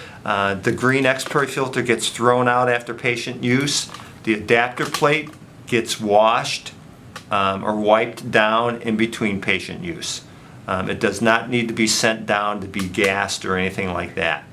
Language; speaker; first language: English; native; English